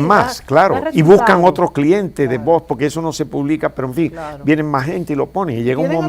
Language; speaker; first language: Spanish; native; Spanish